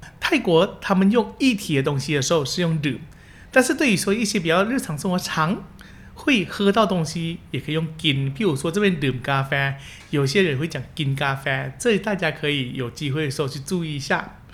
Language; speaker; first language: Chinese; early bilingual, heritage; Chinese